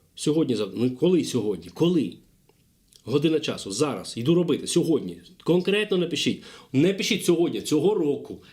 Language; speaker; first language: Ukrainian; non-native, local second language; Russian